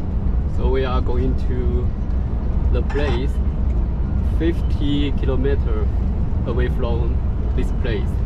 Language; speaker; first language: English; non-native, fluent; Chinese